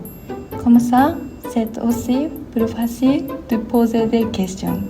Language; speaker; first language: French; non-native, learner; Japanese